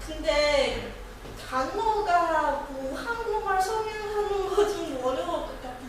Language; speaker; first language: Korean; non-native, learner; Chinese